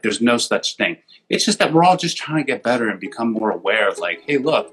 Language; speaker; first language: English; native; English